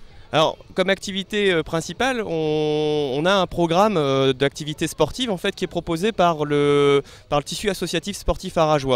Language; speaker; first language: French; native; French